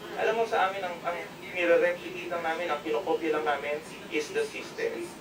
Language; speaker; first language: Filipino; native; Filipino